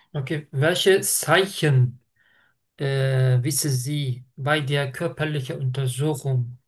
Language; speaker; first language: German; non-native, fluent; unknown